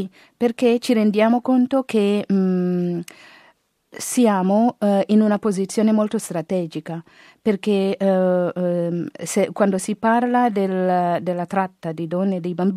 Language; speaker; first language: Italian; non-native, fluent; Garo